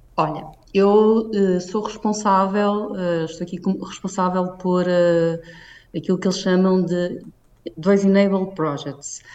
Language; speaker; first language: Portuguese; native; Portuguese